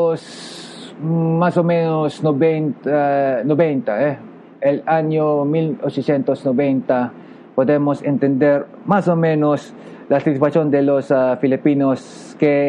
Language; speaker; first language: Spanish; non-native, local second language; Filipino